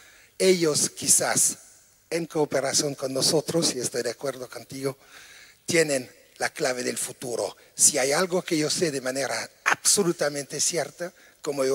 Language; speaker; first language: Spanish; non-native, fluent; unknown